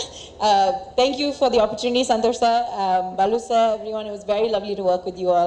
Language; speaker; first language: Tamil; early bilingual, heritage; Tamil